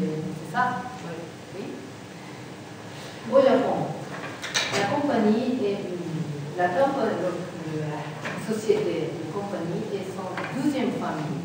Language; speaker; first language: French; non-native, learner; Japanese